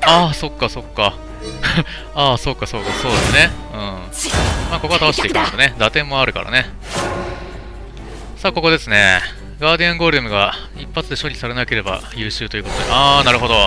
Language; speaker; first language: Japanese; native; Japanese